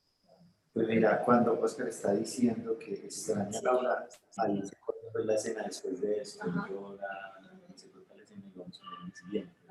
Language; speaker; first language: Spanish; native; Spanish